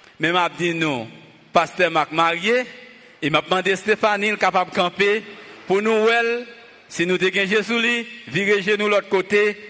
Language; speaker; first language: French; non-native, local second language; Haitian Creole